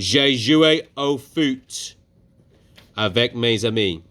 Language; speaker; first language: French; non-native, fluent; English